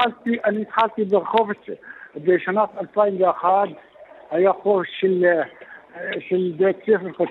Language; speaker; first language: Hebrew; non-native, local second language; Arabic